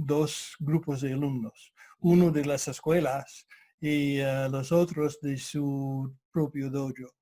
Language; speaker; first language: Spanish; non-native, fluent; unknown